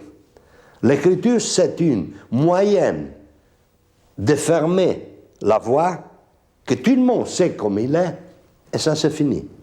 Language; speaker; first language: French; non-native, fluent; Italian